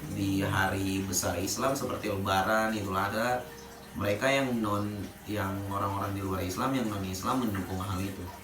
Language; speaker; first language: Indonesian; native; Indonesian